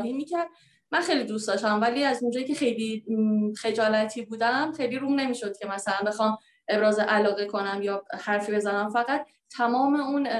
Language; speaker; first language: Persian; native; Persian